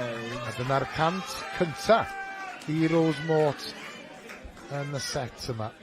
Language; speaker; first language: Welsh; native; Welsh